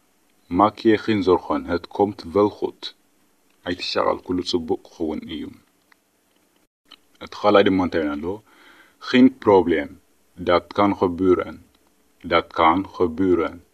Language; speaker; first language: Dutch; non-native, fluent; Tigrinya